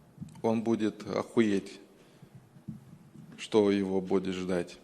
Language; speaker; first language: Russian; non-native, local second language; Romanian